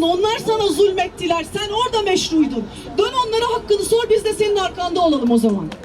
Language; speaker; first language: Turkish; native; Turkish